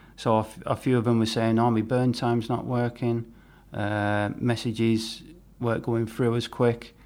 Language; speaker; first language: English; native; English